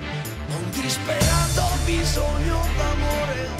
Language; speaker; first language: Italian; native; Italian